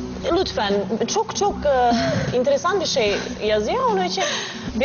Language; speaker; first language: Turkish; non-native, learner; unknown